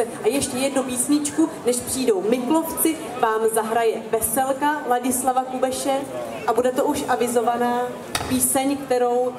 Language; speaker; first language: Czech; native; Czech